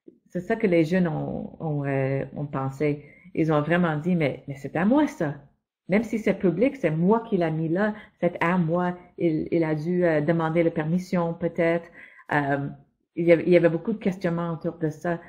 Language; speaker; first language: French; non-native, fluent; English